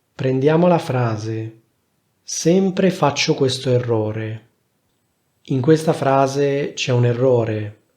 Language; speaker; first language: Italian; native; Italian